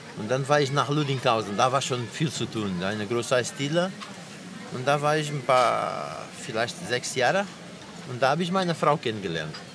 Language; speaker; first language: German; non-native, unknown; Portuguese